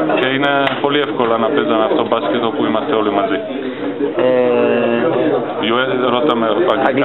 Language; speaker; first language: Greek; non-native, learner; Macedonian